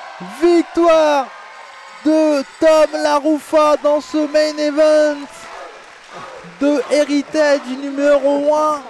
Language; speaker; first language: French; native; French